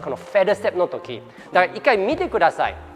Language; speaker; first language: Japanese; non-native, fluent; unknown